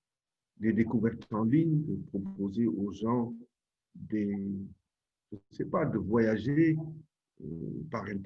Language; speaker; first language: French; non-native, local second language; Wolof